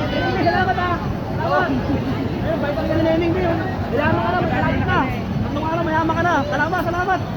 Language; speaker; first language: Filipino; native; Filipino